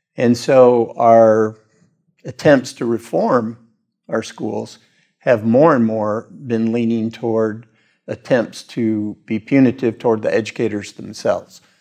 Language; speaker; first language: English; native; English